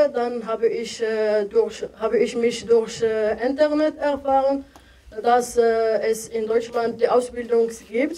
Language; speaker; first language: German; non-native, learner; Arabic